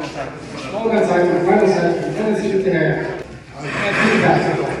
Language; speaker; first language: German; non-native, learner; Somali